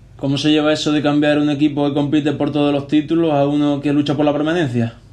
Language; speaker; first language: Spanish; native; Spanish